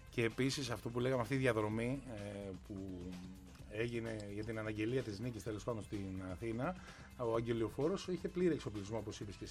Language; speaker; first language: Greek; native; Greek